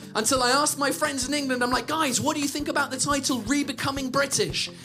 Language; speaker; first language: English; native; English